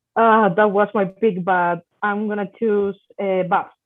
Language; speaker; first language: English; non-native, fluent; Spanish